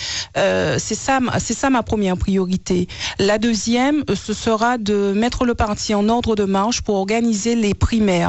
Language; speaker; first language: French; native; French